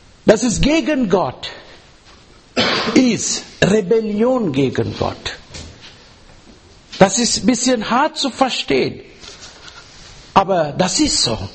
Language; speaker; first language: German; non-native, learner; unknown